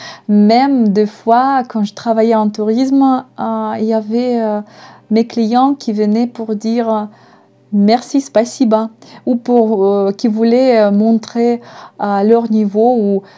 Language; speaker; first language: French; non-native, fluent; Russian